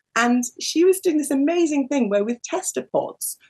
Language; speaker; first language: English; native; English